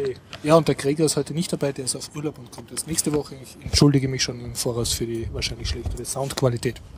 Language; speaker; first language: German; native; German